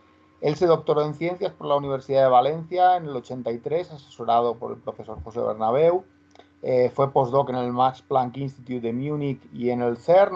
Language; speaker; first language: Spanish; native; Spanish